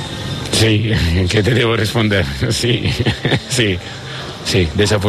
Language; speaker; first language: Spanish; non-native, learner; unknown